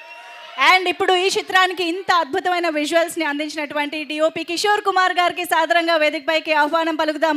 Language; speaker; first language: Telugu; native; Telugu